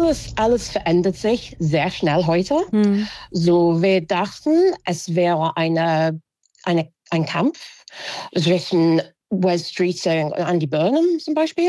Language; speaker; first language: German; non-native, fluent; English